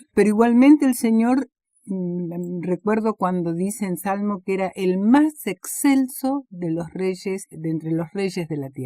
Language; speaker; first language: Spanish; native; Spanish